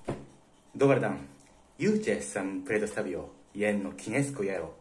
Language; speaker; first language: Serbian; non-native, learner; Japanese